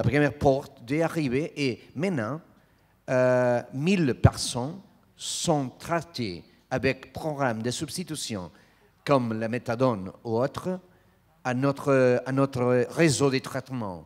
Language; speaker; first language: French; non-native, learner; Spanish